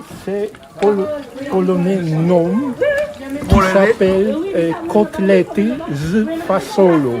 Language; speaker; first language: French; non-native, learner; Polish